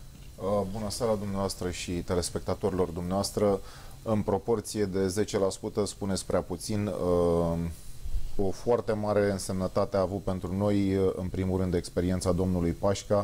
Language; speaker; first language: Romanian; native; Romanian